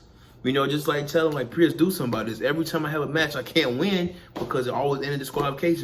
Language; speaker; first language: English; native; English